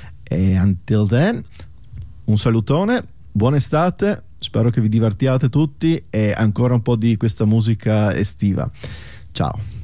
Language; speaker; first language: Italian; native; Italian